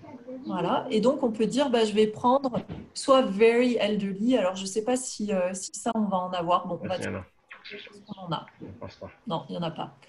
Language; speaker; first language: French; native; French